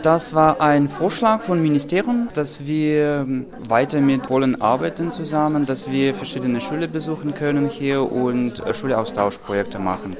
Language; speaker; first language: German; non-native, fluent; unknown